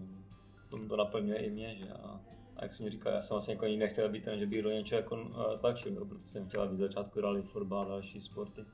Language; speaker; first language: Czech; native; Czech